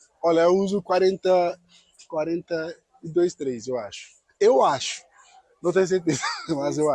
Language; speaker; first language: Portuguese; non-native, learner; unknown